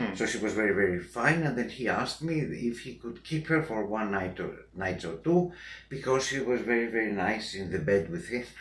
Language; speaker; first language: English; non-native, fluent; Greek